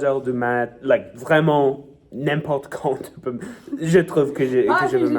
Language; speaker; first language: French; non-native, local second language; English